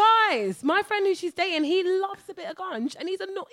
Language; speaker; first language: English; native; English